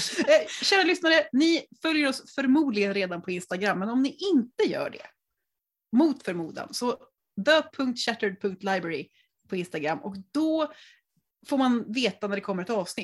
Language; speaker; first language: Swedish; native; Swedish